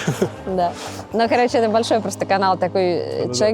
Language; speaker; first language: Russian; native; Russian